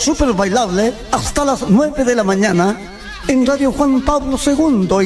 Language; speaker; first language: Spanish; native; Spanish